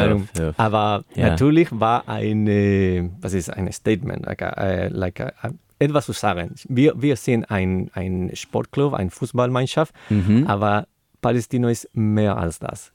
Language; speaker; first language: German; non-native, learner; Spanish